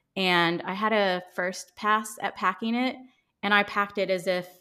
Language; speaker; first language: English; native; English